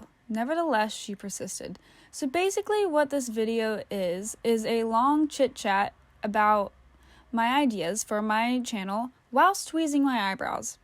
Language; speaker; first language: English; native; English